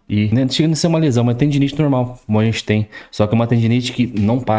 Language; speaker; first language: Portuguese; native; Portuguese